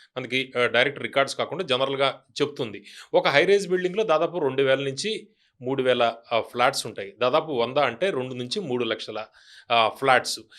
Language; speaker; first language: Telugu; native; Telugu